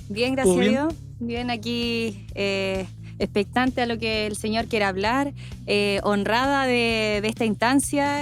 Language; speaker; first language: Spanish; native; Spanish